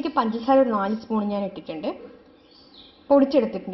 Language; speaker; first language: Malayalam; native; Malayalam